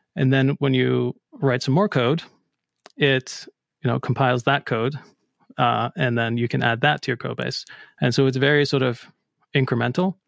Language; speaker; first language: English; non-native, fluent; Icelandic